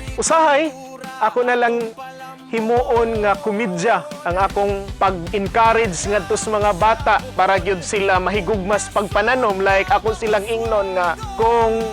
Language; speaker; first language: Cebuano; native; Cebuano